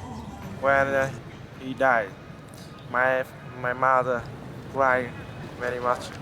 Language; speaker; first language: English; non-native, learner; Vietnamese